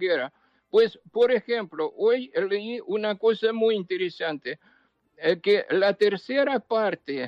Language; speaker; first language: Spanish; non-native, fluent; Ukrainian